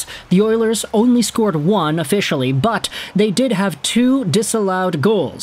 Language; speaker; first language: English; native; English